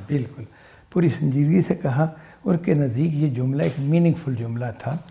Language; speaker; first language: Urdu; non-native, local second language; Punjabi